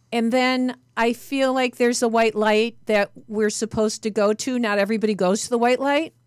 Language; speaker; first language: English; native; English